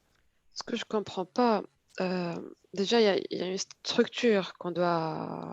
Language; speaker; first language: French; non-native, fluent; Arabic